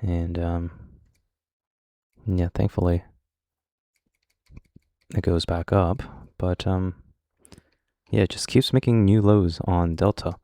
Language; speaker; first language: English; native; English